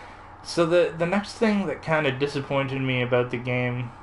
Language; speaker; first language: English; native; English